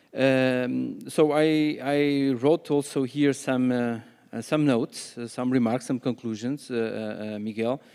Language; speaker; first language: English; non-native, fluent; Portuguese